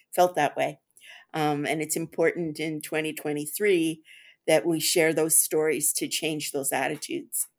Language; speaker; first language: English; native; English